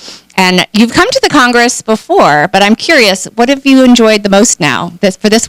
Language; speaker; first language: English; native; English